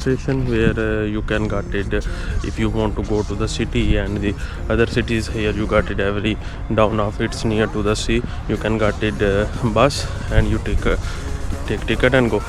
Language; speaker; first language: English; non-native, learner; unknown